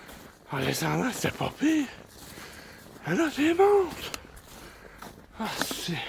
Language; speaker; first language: French; native; French